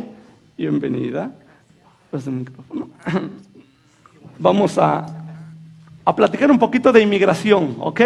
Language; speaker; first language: Spanish; native; Spanish